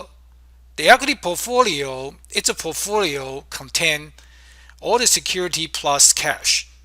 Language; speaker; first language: English; non-native, fluent; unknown